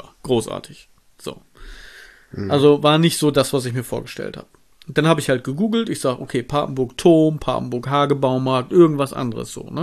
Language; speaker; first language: German; native; German